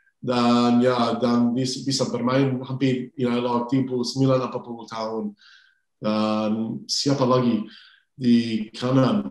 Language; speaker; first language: Indonesian; non-native, fluent; English